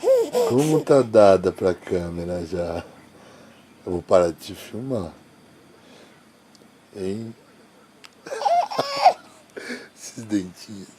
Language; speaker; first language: Portuguese; native; Portuguese